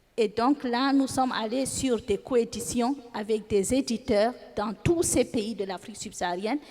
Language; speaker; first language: French; non-native, local second language; Fula